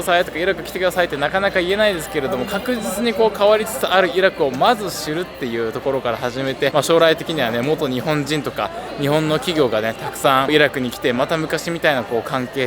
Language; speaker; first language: Japanese; native; Japanese